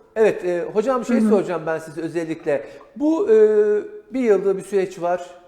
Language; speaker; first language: Turkish; native; Turkish